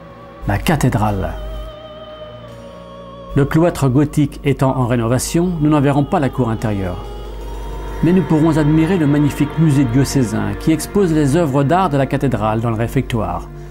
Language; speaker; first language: French; native; French